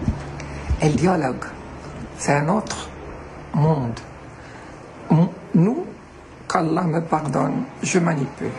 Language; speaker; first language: French; non-native, local second language; Arabic